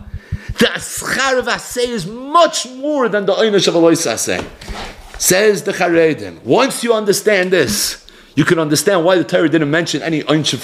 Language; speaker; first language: English; native; English